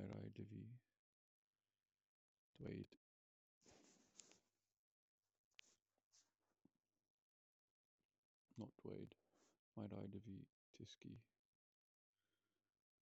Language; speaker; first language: Welsh; non-native, learner; English